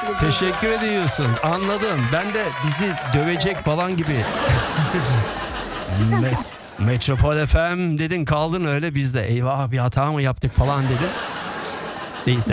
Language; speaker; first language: Turkish; early bilingual, heritage; Turkish